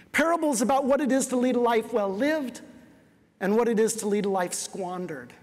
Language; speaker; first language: English; native; English